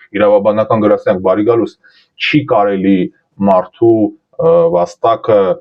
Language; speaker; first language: Armenian; early bilingual, heritage; Armenian